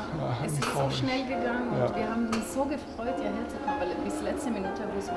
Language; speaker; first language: German; non-native, fluent; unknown